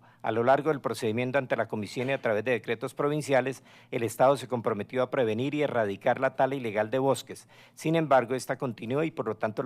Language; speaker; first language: Spanish; native; Spanish